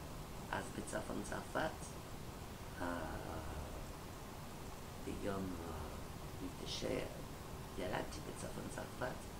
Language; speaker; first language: Hebrew; non-native, learner; French